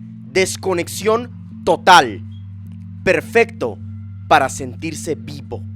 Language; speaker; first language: Spanish; native; Spanish